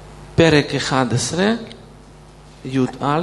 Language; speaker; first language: Hebrew; non-native, fluent; Russian